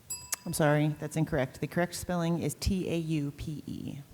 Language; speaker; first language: English; native; English